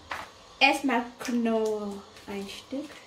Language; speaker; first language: German; non-native, learner; Thai